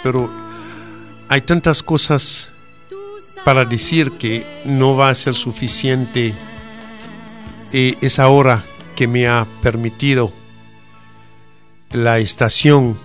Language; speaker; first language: Spanish; non-native, fluent; Haitian Creole